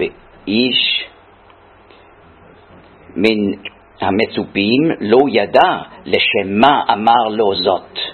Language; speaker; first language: Hebrew; non-native, fluent; German